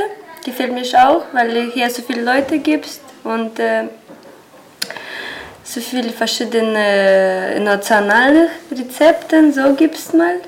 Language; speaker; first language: German; non-native, learner; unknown